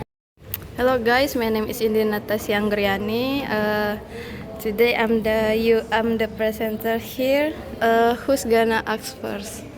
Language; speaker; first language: English; non-native, learner; Indonesian